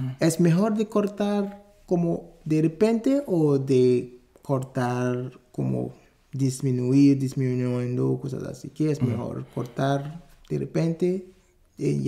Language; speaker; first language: Spanish; non-native, fluent; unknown